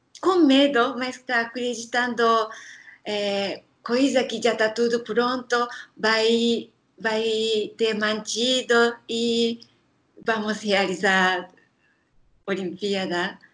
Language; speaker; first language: Portuguese; non-native, learner; Japanese